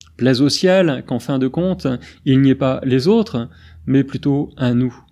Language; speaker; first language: French; native; French